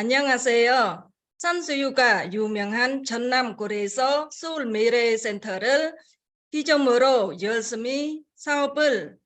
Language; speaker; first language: Korean; non-native, fluent; Khmer